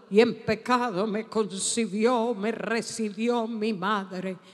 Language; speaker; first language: Spanish; native; Spanish